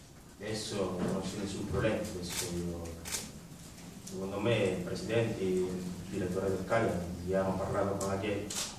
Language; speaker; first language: Italian; non-native, fluent; Spanish